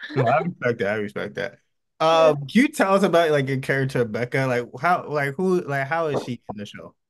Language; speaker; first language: English; native; English